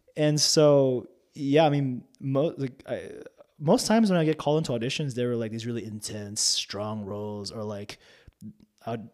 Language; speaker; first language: English; early bilingual, other home language; Japanese